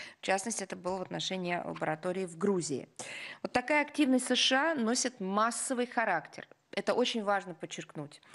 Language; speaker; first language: Russian; native; Russian